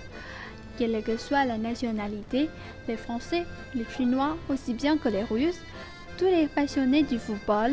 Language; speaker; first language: French; non-native, fluent; Chinese